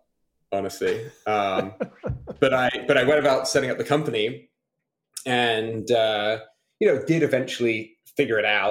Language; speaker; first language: English; native; English